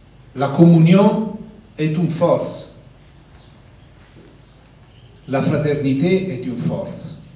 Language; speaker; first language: French; non-native, fluent; Italian